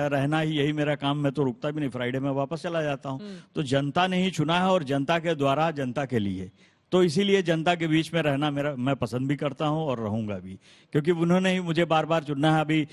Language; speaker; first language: Hindi; native; Hindi